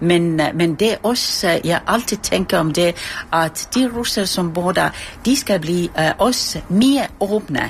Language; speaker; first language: Danish; non-native, fluent; Estonian